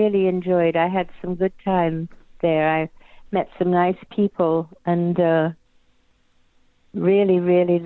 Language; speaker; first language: English; native; English